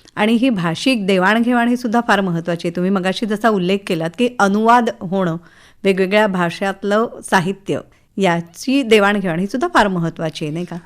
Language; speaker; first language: Marathi; native; Marathi